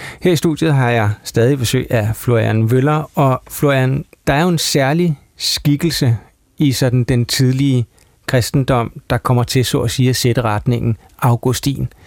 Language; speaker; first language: Danish; native; Danish